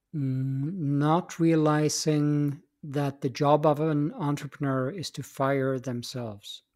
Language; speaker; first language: English; non-native, fluent; Swedish